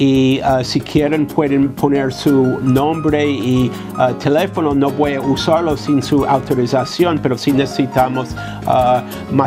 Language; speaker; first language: Spanish; non-native, fluent; English